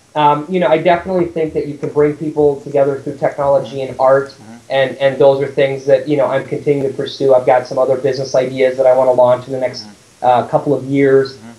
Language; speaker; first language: English; early bilingual, other home language; Persian